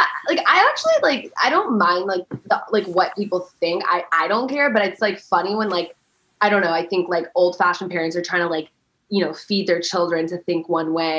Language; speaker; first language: English; early bilingual, other home language; Persian